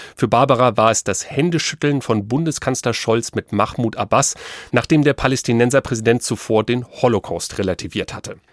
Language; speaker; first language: German; native; German